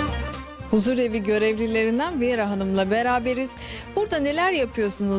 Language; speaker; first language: Turkish; native; Turkish